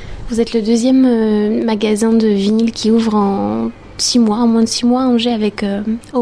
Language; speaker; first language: French; native; French